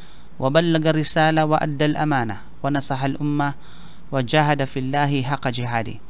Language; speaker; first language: Arabic; non-native, fluent; Filipino